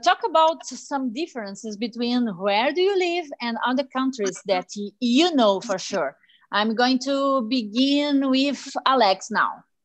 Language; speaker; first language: English; non-native, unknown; Portuguese